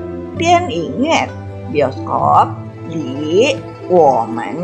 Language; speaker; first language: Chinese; non-native, fluent; Indonesian